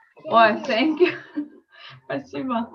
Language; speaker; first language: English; non-native, learner; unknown